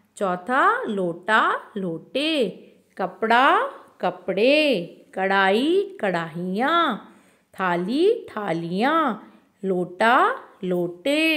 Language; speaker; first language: Hindi; non-native, local second language; Kannada